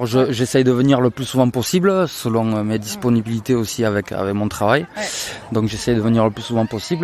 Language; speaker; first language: French; native; French